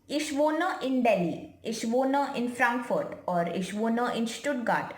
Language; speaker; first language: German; non-native, fluent; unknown